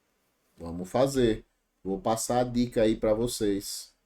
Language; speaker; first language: Portuguese; native; Portuguese